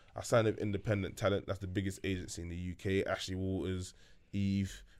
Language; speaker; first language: English; non-native, local second language; French